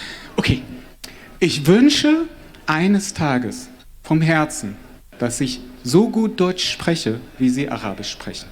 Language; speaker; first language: German; non-native, fluent; Arabic